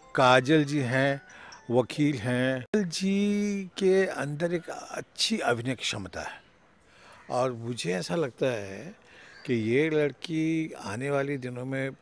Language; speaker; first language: Hindi; native; Hindi